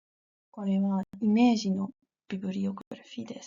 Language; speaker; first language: Japanese; non-native, learner; English